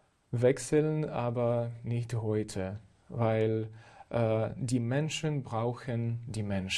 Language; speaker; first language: German; non-native, fluent; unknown